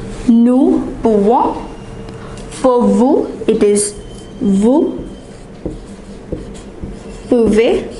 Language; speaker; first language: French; non-native, fluent; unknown